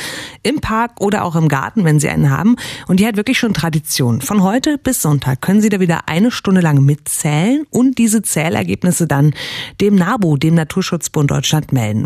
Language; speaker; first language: German; native; German